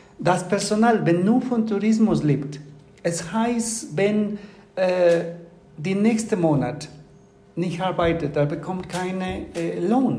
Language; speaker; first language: German; non-native, fluent; Spanish